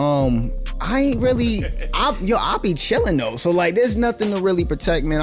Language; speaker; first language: English; native; English